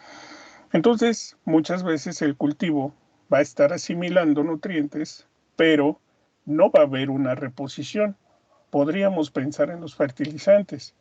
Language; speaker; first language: Spanish; native; Spanish